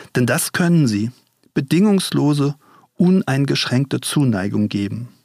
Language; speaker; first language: German; native; German